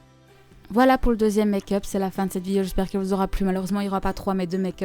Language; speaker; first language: French; native; French